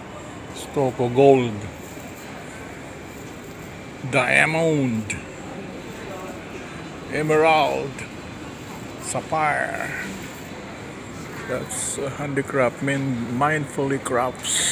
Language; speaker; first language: English; non-native, local second language; Filipino